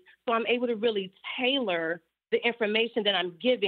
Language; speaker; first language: English; native; English